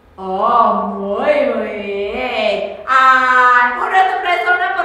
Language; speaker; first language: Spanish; non-native, learner; English